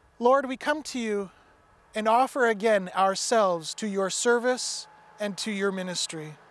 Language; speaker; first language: English; native; English